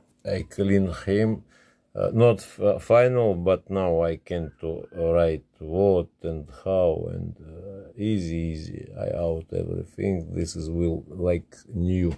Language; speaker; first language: English; non-native, learner; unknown